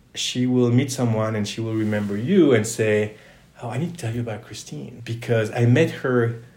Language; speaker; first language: English; non-native, fluent; French